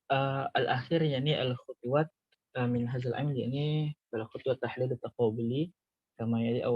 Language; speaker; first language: Arabic; non-native, learner; Indonesian